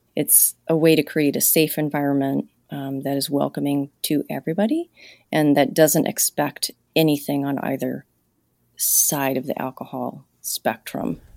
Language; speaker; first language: English; native; English